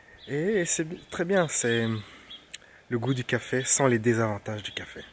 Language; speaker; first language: French; non-native, fluent; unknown